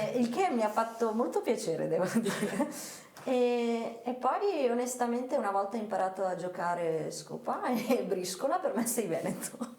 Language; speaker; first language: Italian; early bilingual, other home language; Hindi